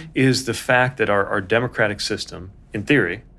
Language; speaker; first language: English; native; English